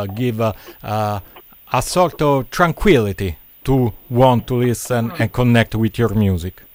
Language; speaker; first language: English; non-native, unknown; Italian